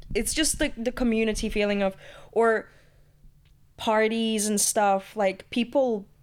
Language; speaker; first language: English; early bilingual, other home language; Latvian